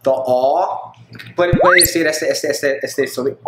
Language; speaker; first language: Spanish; non-native, learner; English